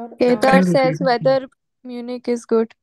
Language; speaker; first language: English; non-native, local second language; Hindi